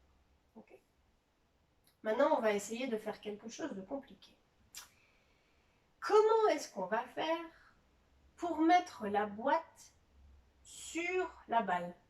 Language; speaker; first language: French; native; French